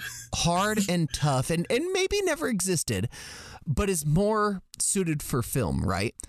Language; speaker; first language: English; native; English